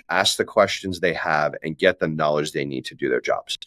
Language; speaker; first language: English; native; English